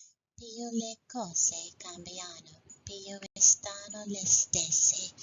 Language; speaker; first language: Italian; non-native, learner; English